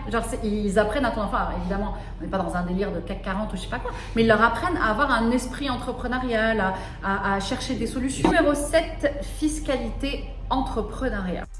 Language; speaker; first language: French; early bilingual, other home language; Arabic